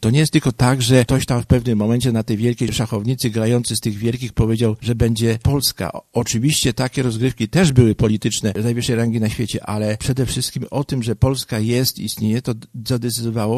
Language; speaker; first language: Polish; native; Polish